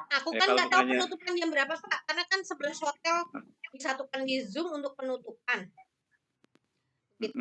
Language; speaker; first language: Indonesian; native; Indonesian